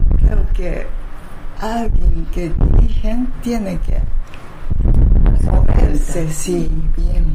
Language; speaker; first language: Spanish; non-native, learner; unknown